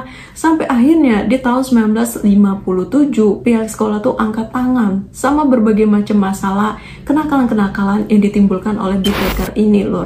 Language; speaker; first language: Indonesian; native; Indonesian